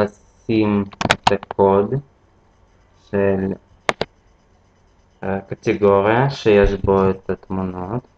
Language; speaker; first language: Hebrew; non-native, fluent; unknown